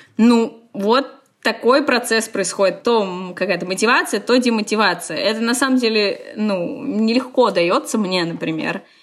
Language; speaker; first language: Russian; native; Russian